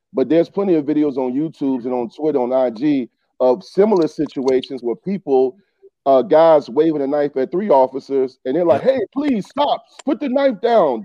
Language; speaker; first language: English; native; English